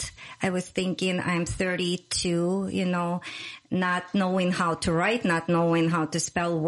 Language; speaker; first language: English; non-native, fluent; Russian